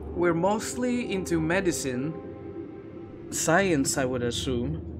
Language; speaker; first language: English; non-native, fluent; Greek